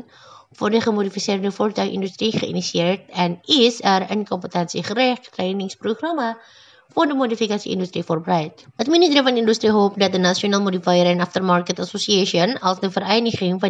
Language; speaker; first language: Dutch; non-native, fluent; Indonesian